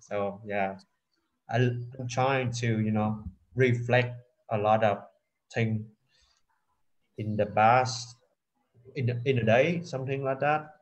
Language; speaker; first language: English; non-native, fluent; Vietnamese